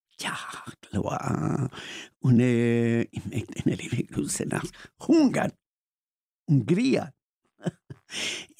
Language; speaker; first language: German; non-native, learner; Spanish